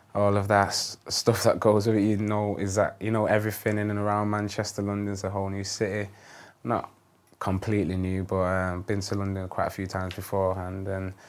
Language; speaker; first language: English; native; English